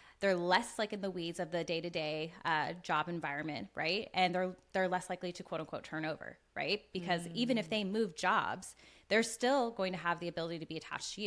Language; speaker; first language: English; native; English